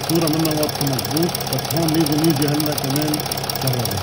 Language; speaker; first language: Arabic; native; Arabic